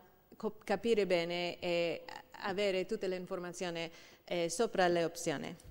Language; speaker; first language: Italian; non-native, fluent; English